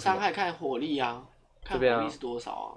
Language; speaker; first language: Chinese; native; Chinese